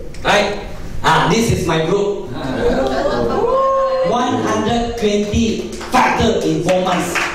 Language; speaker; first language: English; non-native, local second language; Min Nan Chinese